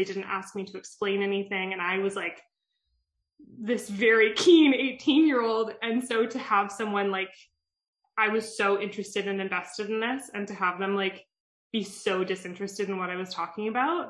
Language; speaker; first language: English; native; English